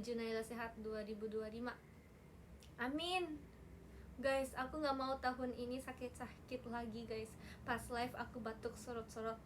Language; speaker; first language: Indonesian; native; Indonesian